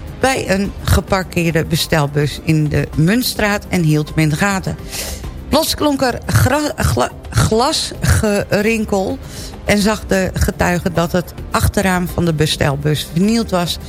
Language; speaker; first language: Dutch; native; Dutch